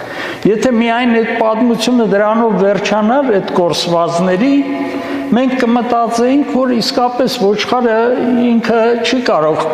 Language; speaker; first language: Armenian; native; Armenian